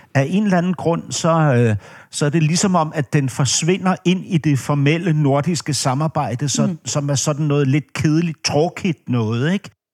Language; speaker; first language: Danish; native; Danish